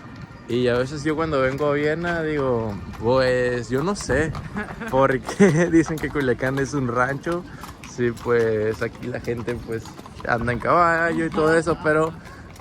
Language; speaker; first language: Spanish; native; Spanish